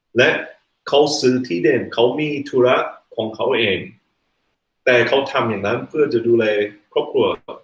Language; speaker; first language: Thai; non-native, fluent; English